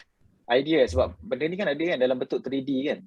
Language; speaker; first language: Malay; native; Malay